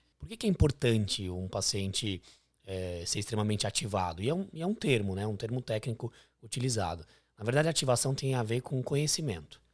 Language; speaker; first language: Portuguese; native; Portuguese